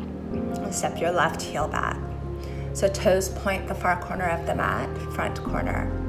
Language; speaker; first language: English; native; English